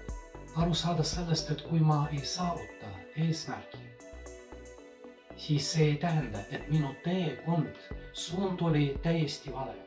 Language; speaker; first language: Estonian; non-native, fluent; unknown